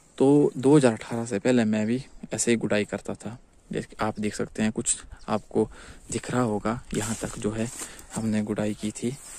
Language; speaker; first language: Hindi; native; Hindi